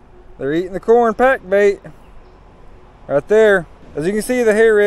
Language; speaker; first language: English; native; English